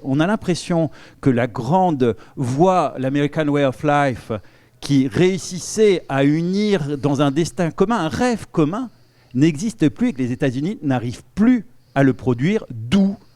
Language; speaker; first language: French; native; French